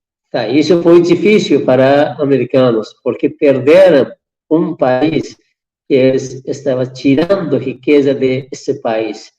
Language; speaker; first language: Portuguese; non-native, fluent; Persian